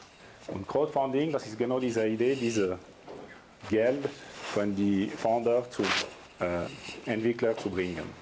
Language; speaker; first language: German; non-native, local second language; French